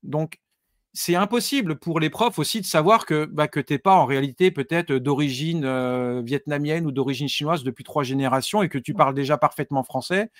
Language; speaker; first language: French; native; French